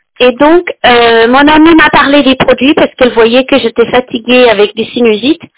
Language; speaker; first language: French; non-native, fluent; English